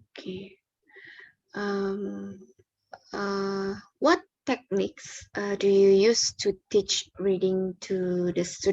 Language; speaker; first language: English; non-native, learner; Indonesian